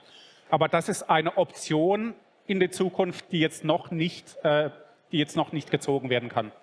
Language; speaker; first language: German; native; German